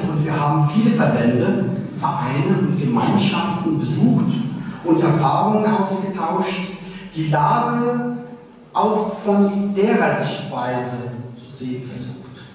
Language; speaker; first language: German; early bilingual, other home language; Turkish